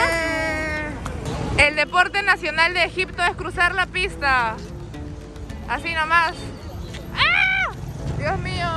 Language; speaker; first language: Spanish; native; Spanish